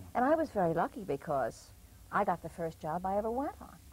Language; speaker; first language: English; native; English